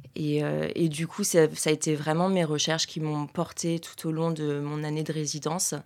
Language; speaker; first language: French; native; French